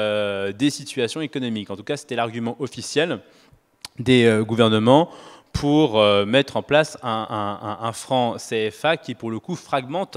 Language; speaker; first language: French; native; French